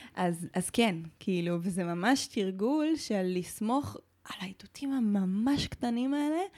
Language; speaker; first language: Hebrew; native; Hebrew